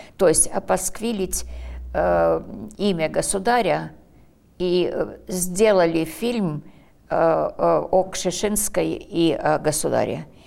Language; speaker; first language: Russian; early bilingual, heritage; Russian